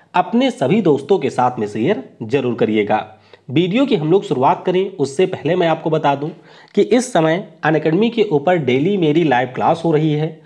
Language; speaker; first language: Hindi; native; Hindi